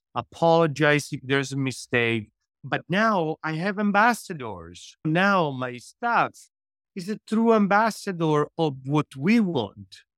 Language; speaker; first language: English; non-native, fluent; Italian